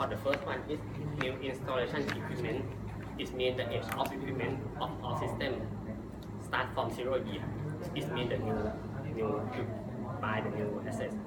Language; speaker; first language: English; non-native, learner; Thai